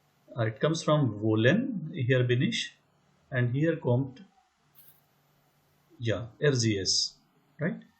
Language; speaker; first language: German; non-native, fluent; Hindi